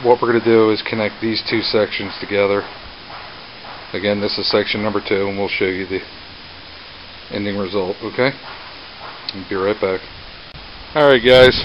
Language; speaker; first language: English; native; English